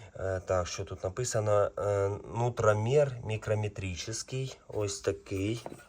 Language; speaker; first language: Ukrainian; native; Ukrainian